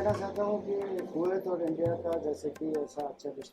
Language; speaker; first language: Hindi; non-native, local second language; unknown